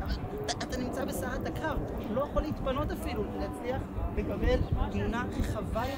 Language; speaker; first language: Hebrew; native; Hebrew